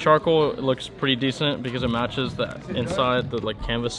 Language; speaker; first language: English; native; English